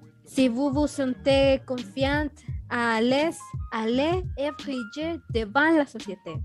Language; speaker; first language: French; non-native, learner; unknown